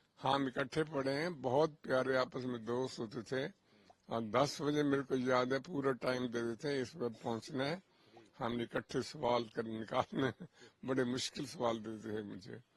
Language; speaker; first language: Urdu; non-native, local second language; Punjabi